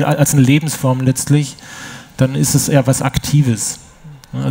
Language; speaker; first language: German; native; German